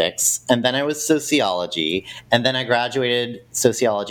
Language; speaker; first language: English; native; English